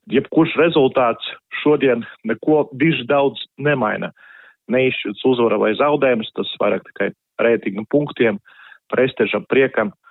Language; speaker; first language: Latvian; non-native, local second language; Russian